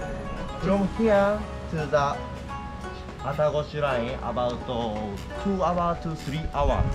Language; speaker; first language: English; non-native, learner; Japanese